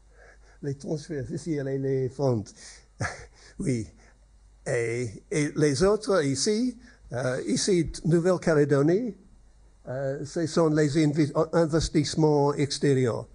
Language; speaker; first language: French; non-native, learner; English